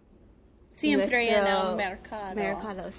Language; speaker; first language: Spanish; non-native, learner; English